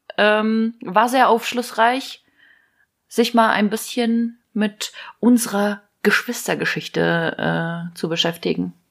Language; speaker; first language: German; early bilingual, other home language; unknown